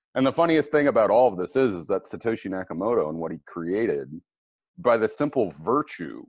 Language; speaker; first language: English; native; English